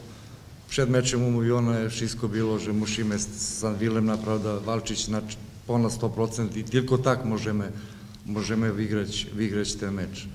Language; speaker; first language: Polish; non-native, fluent; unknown